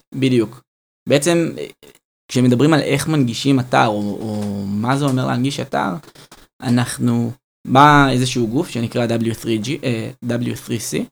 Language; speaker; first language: Hebrew; native; Hebrew